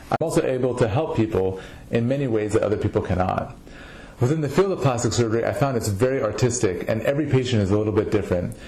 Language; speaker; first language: English; native; English